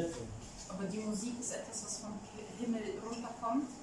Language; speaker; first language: German; non-native, fluent; Bulgarian